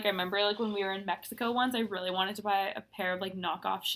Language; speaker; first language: English; non-native, fluent; Hungarian